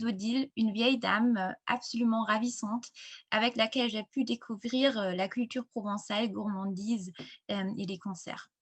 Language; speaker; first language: French; non-native, fluent; German